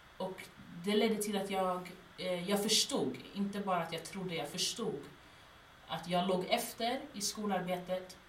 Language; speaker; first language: Swedish; early bilingual, other home language; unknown